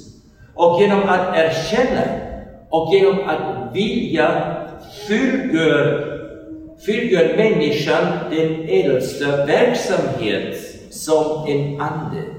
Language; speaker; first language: Swedish; non-native, fluent; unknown